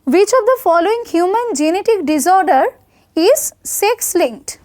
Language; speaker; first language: English; non-native, local second language; Bangla